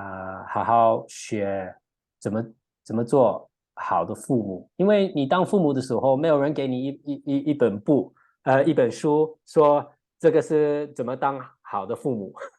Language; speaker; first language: Chinese; early bilingual, heritage; English